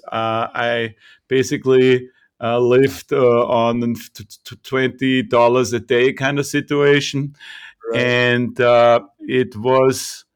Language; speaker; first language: English; non-native, fluent; German